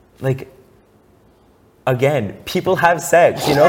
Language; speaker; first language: English; non-native, local second language; French